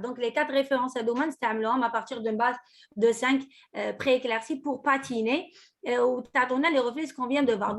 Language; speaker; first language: French; non-native, local second language; Arabic